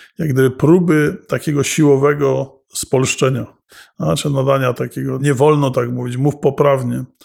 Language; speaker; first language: Polish; non-native, local second language; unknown